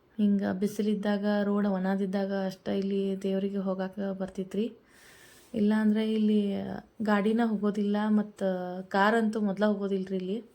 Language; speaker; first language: Kannada; native; Kannada